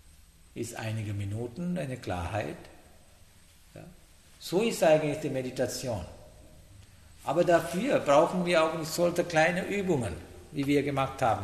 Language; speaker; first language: German; non-native, fluent; Sinhala